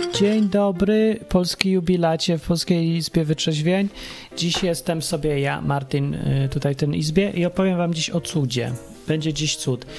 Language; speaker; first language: Polish; native; Polish